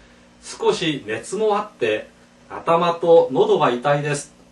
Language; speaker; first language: Japanese; non-native, fluent; Korean